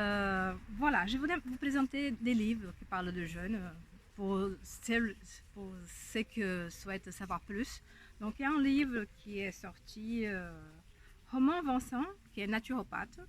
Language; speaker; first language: French; non-native, fluent; Portuguese